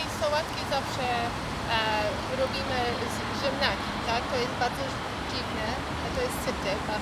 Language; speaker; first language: Polish; non-native, learner; Afrikaans